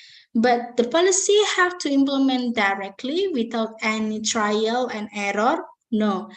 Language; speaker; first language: English; non-native, fluent; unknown